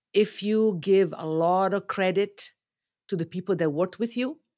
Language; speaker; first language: English; non-native, fluent; Italian